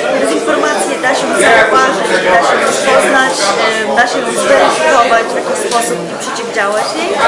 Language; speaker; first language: Polish; native; Polish